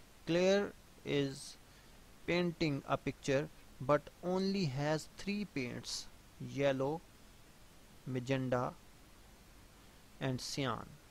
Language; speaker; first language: English; non-native, local second language; Urdu